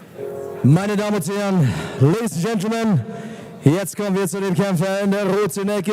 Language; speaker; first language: German; native; German